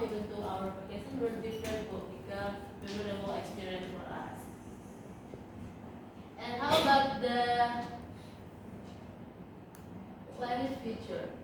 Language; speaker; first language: English; non-native, learner; Indonesian